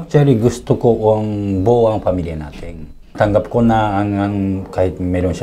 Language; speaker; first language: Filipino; non-native, learner; Japanese